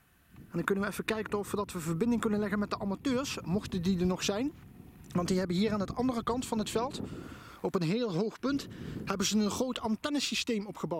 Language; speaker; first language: Dutch; native; Dutch